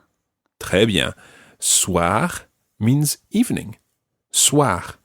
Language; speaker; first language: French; non-native, fluent; English